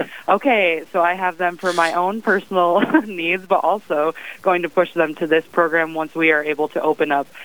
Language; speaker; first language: English; native; English